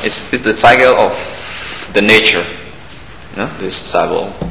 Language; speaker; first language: English; non-native, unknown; Burmese